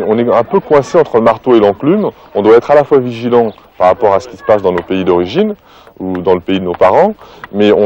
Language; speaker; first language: French; native; French